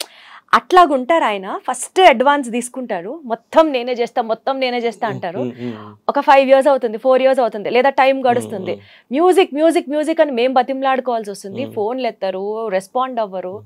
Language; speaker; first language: Telugu; native; Telugu